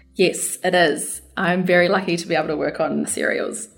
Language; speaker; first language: English; native; English